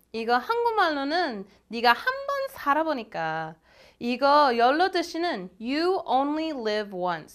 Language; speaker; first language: Korean; non-native, fluent; English